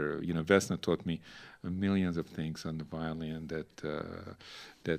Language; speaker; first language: English; non-native, fluent; Ukrainian